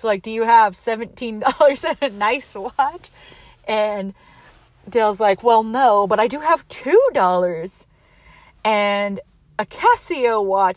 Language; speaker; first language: English; native; English